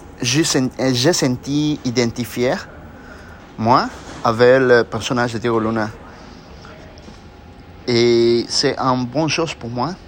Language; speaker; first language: French; non-native, learner; Spanish